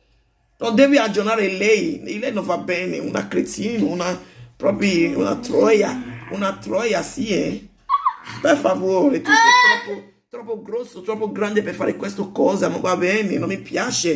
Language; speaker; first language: Italian; non-native, learner; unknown